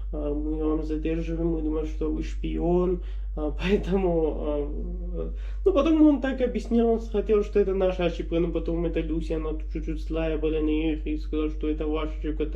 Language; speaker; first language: Russian; non-native, learner; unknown